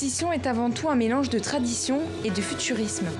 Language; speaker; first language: French; native; French